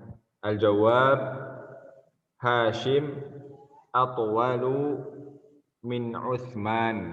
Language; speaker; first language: Arabic; non-native, learner; Indonesian